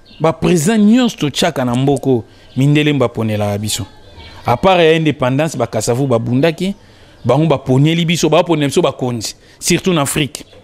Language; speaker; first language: Lingala; non-native, local second language; Kongo